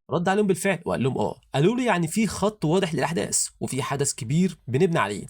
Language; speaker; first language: Arabic; native; Arabic